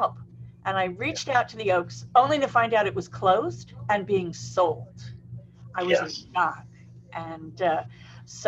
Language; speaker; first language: English; native; English